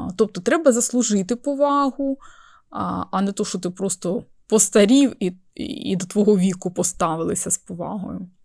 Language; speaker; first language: Ukrainian; native; Ukrainian